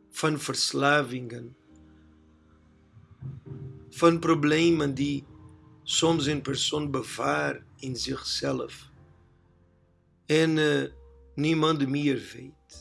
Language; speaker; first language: Dutch; non-native, learner; Portuguese